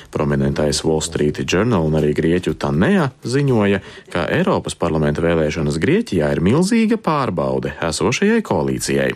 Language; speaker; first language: Latvian; early bilingual, heritage; Latvian